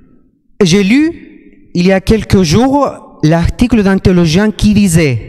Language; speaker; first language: French; non-native, fluent; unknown